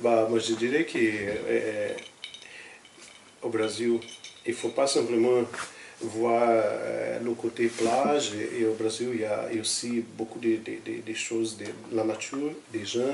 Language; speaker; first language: French; non-native, fluent; Portuguese